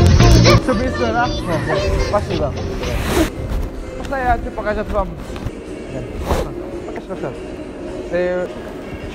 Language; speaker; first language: Russian; non-native, learner; Indonesian